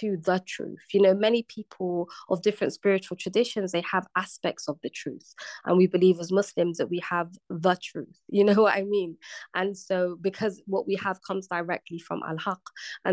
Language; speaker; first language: English; native; English